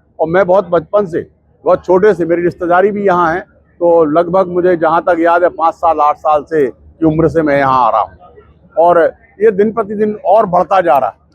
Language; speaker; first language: Hindi; native; Hindi